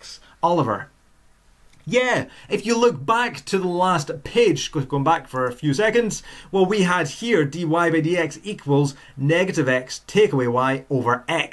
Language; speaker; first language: English; native; English